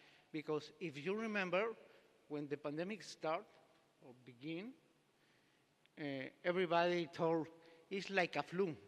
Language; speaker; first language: English; non-native, learner; Spanish